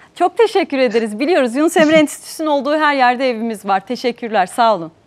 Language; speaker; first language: Turkish; native; Turkish